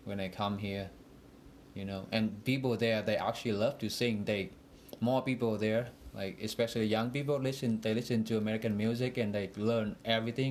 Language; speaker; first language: English; non-native, fluent; Vietnamese